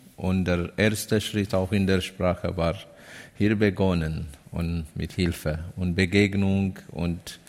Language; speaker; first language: German; non-native, learner; Amharic